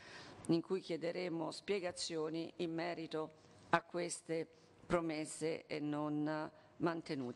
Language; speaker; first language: Italian; native; Italian